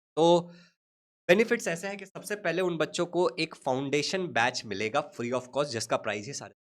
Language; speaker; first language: Hindi; native; Hindi